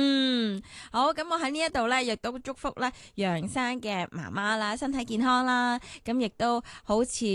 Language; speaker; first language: Cantonese; native; Cantonese